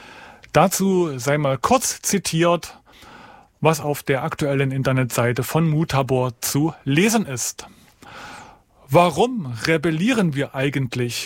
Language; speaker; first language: German; native; German